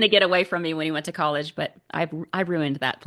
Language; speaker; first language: English; native; English